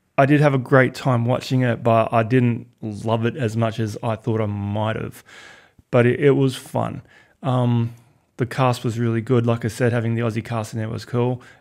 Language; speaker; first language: English; native; English